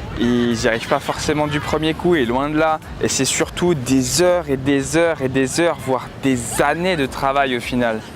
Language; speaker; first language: French; native; French